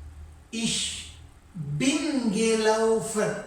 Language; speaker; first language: German; non-native, fluent; Sinhala